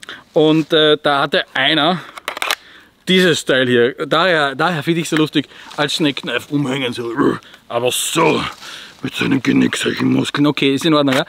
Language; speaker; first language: German; native; German